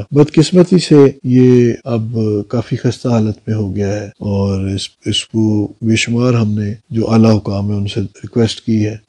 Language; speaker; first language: Urdu; native; Urdu